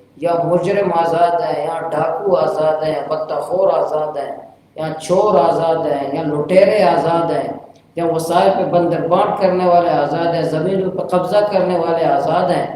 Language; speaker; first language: Urdu; non-native, local second language; Baluchi